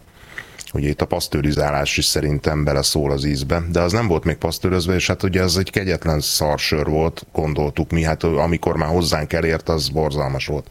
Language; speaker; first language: Hungarian; native; Hungarian